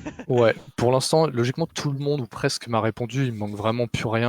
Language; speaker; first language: French; native; French